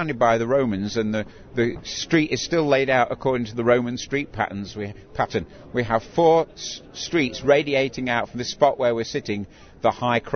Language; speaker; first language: English; native; English